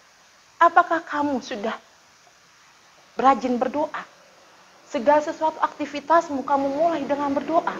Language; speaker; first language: Indonesian; native; Indonesian